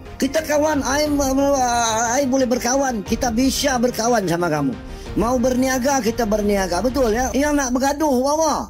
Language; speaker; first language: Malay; native; Malay